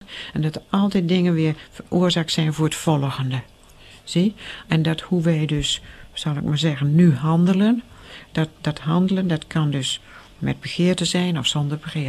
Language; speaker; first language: Dutch; native; Dutch